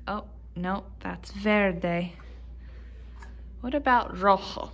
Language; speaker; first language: English; native; English